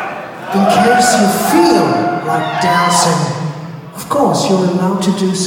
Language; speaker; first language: English; non-native, fluent; German